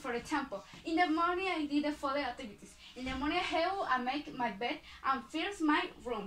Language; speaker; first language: English; non-native, learner; Spanish